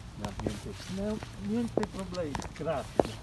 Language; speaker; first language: Italian; non-native, learner; English